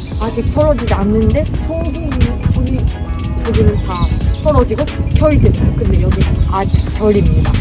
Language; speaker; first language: Korean; non-native, learner; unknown